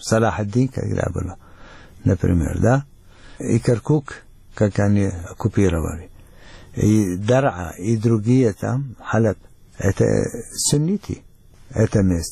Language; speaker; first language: Russian; non-native, fluent; Arabic